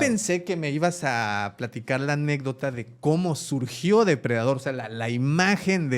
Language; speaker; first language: Spanish; native; Spanish